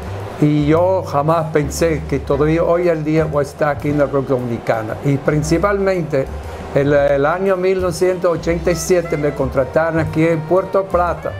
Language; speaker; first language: Spanish; non-native, fluent; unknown